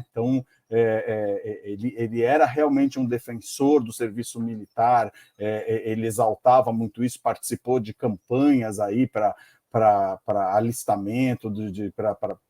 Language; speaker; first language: Portuguese; native; Portuguese